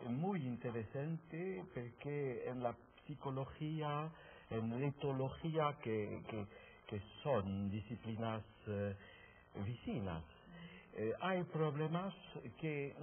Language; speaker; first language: Spanish; non-native, fluent; French